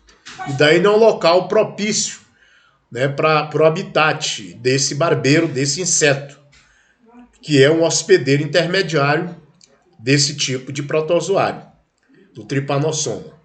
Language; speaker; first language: Portuguese; native; Portuguese